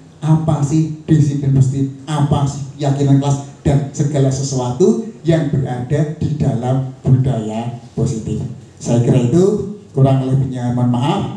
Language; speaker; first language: Indonesian; native; Indonesian